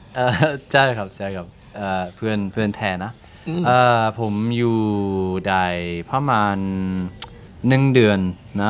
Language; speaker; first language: Thai; non-native, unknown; English